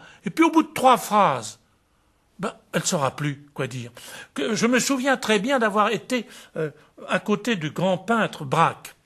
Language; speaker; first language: French; native; French